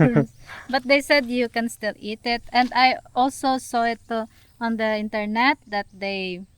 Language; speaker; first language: English; non-native, local second language; Filipino